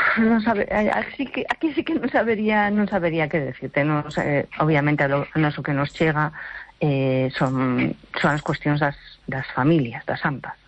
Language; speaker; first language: Galician; non-native, local second language; Spanish